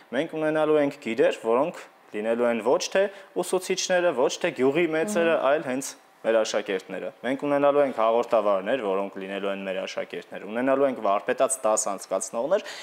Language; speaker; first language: Armenian; native; Armenian